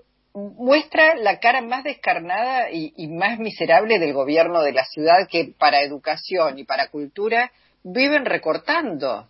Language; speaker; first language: Spanish; native; Spanish